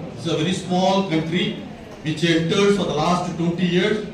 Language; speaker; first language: English; non-native, local second language; Tamil